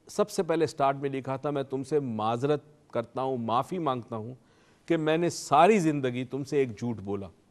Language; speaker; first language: Urdu; native; Urdu